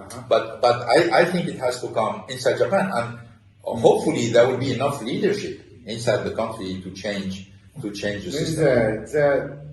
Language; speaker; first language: English; non-native, fluent; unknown